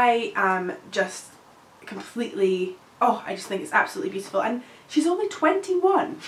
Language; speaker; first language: English; native; English